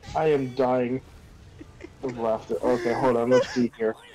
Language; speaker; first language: English; native; English